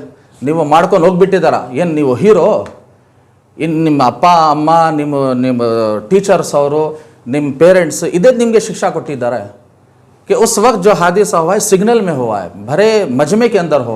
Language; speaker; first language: Kannada; non-native, local second language; Urdu